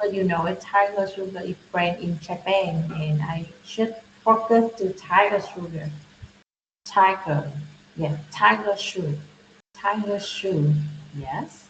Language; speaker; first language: English; non-native, learner; Vietnamese